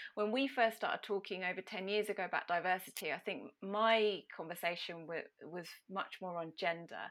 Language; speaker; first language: English; native; English